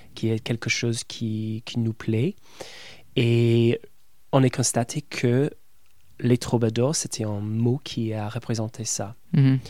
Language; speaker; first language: French; non-native, fluent; English